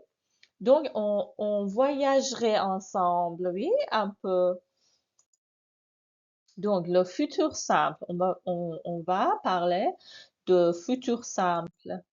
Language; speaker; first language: French; non-native, fluent; Persian